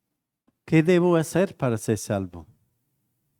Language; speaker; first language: Spanish; non-native, fluent; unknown